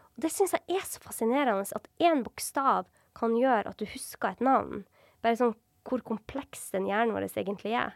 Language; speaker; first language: Norwegian; native; Norwegian